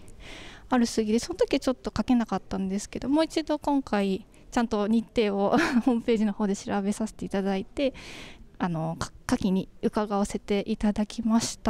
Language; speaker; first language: Japanese; native; Japanese